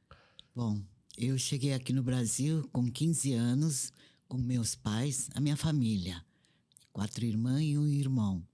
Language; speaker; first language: Portuguese; non-native, fluent; Korean